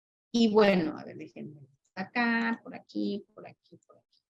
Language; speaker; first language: Spanish; native; Spanish